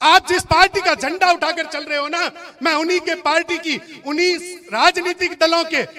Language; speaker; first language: Hindi; non-native, local second language; Marwari